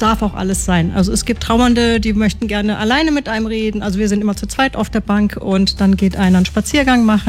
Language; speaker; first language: German; native; German